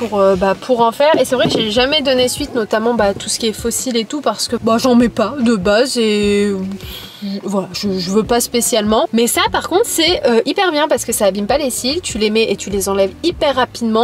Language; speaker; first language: French; native; French